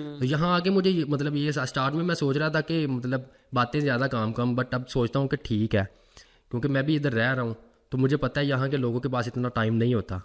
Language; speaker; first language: Urdu; non-native, local second language; Punjabi